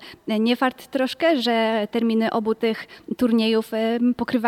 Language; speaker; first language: Polish; native; Polish